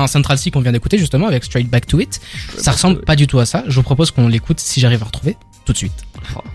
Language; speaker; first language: French; native; French